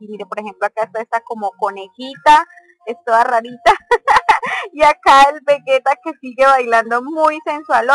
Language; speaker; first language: Spanish; native; Spanish